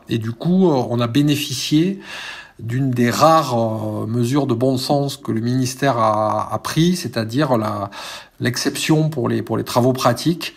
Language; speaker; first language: French; native; French